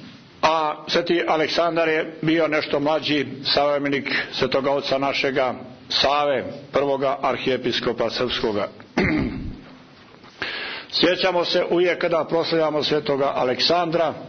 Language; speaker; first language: Croatian; native; Croatian